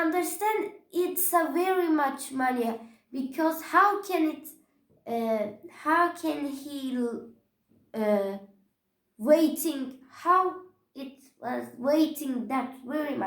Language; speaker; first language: English; non-native, learner; Turkish